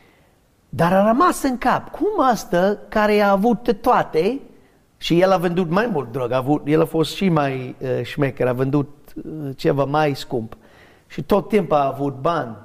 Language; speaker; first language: Romanian; non-native, learner; English